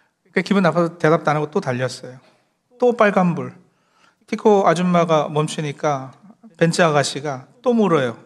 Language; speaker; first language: Korean; early bilingual, heritage; Korean